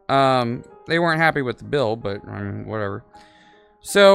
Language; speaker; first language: English; native; English